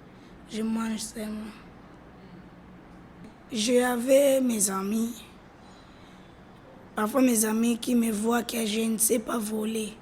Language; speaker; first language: French; non-native, learner; Lingala